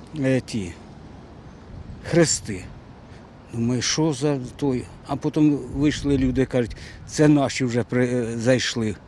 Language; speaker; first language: Ukrainian; non-native, local second language; Russian